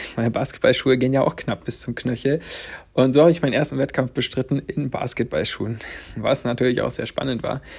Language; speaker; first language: German; native; German